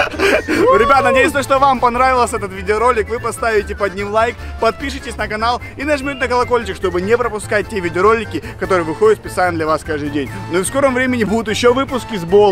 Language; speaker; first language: Russian; native; Russian